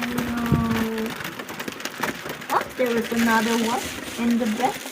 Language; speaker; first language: English; non-native, local second language; Filipino